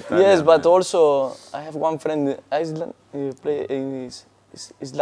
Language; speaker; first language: English; non-native, learner; Spanish